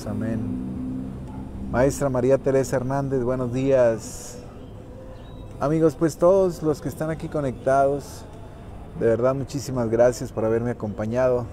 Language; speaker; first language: Spanish; native; Spanish